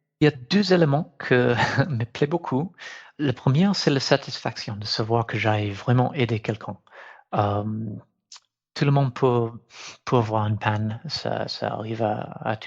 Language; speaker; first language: French; non-native, fluent; English